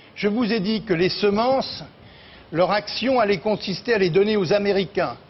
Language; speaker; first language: French; native; French